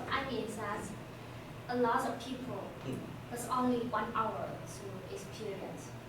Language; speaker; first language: English; non-native, learner; Chinese